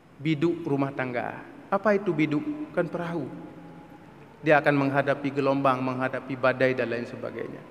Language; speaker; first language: Malay; non-native, local second language; Achinese